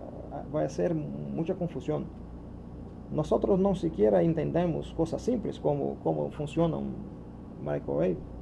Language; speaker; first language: Spanish; non-native, learner; Portuguese